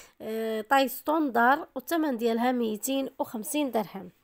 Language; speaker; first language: Arabic; native; Arabic